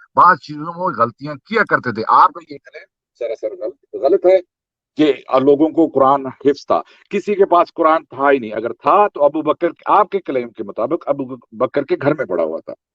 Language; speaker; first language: Urdu; native; Urdu